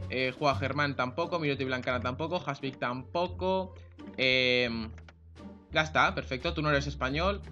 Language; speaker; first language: Spanish; native; Spanish